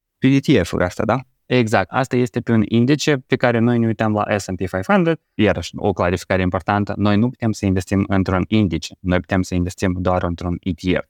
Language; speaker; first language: Romanian; native; Romanian